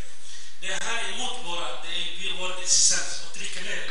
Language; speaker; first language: Swedish; non-native, learner; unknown